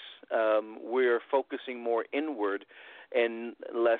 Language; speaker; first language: English; native; English